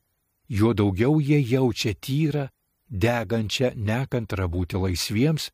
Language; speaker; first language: Lithuanian; native; Lithuanian